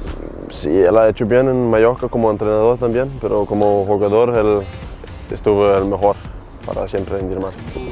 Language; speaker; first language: Spanish; non-native, learner; Danish